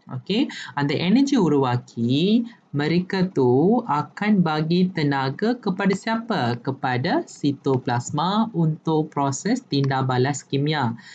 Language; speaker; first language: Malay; non-native, local second language; Tamil